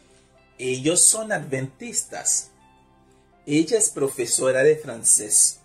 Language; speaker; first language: Spanish; non-native, fluent; Haitian Creole